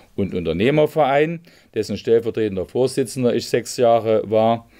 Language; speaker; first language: German; native; German